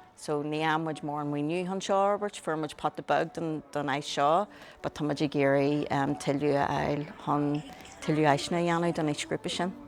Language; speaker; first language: Irish; non-native, local second language; English